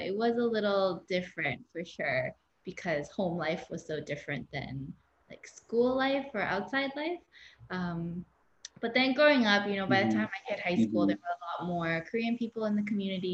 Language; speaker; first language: English; native; English